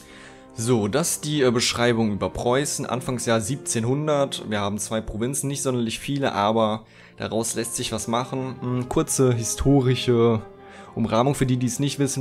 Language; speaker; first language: German; native; German